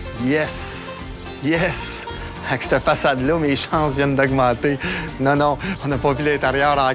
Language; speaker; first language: French; native; French